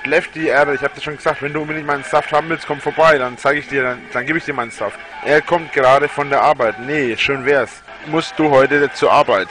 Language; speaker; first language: German; native; German